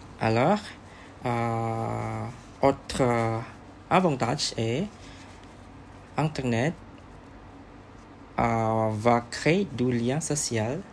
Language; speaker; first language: French; non-native, learner; Indonesian